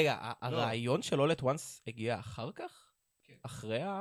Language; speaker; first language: Hebrew; native; Hebrew